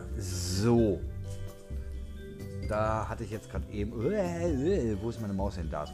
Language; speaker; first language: German; native; German